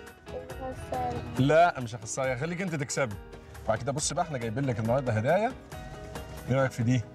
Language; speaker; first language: Arabic; native; Arabic